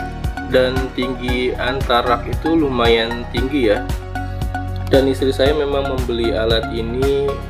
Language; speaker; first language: Indonesian; native; Indonesian